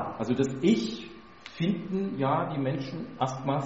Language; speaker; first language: German; native; German